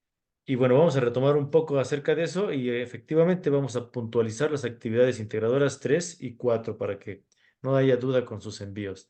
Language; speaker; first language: Spanish; native; Spanish